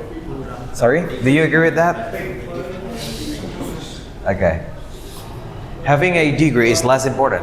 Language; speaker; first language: English; non-native, fluent; Indonesian